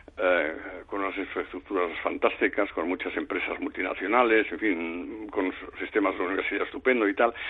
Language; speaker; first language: Spanish; non-native, fluent; German